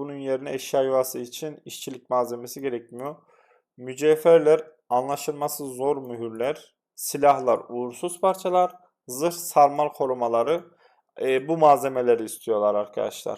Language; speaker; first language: Turkish; native; Turkish